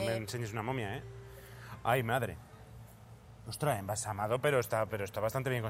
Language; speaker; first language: Spanish; native; Spanish